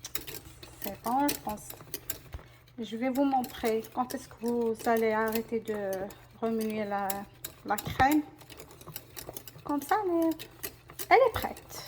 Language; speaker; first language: French; non-native, local second language; Arabic